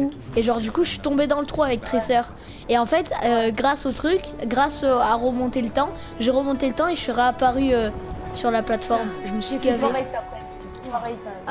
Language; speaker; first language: French; native; French